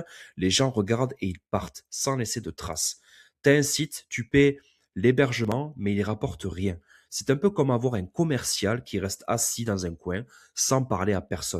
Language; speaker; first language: French; native; French